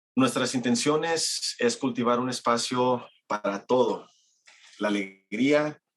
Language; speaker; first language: Spanish; early bilingual, heritage; Spanish